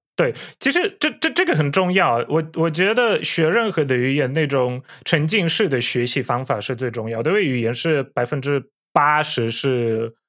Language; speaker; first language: Chinese; non-native, fluent; Polish